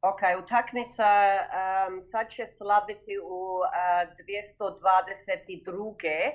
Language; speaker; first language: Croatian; early bilingual, heritage; Croatian